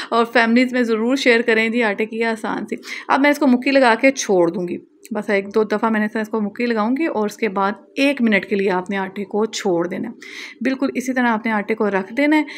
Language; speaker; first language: Urdu; native; Urdu